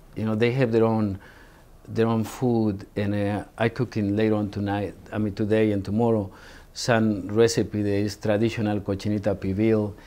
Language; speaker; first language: English; non-native, fluent; Spanish